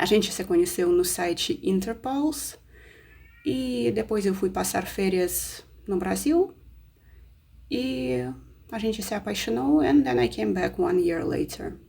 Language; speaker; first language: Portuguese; non-native, fluent; Russian